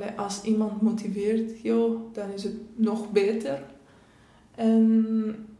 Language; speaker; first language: Dutch; non-native, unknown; Persian